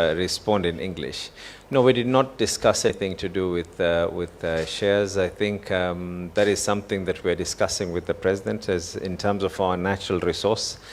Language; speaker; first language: English; non-native, local second language; Swahili